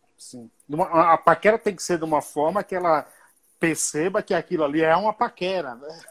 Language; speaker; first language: Portuguese; native; Portuguese